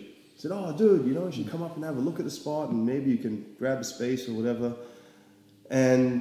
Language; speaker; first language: English; native; English